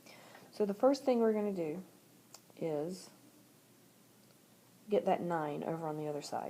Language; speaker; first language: English; native; English